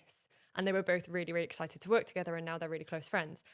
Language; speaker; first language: English; native; English